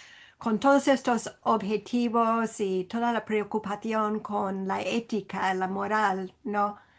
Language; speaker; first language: Spanish; non-native, fluent; English